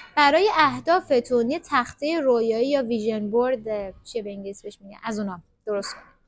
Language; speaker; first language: Persian; native; Persian